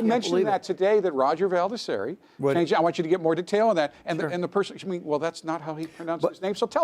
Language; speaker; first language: English; native; English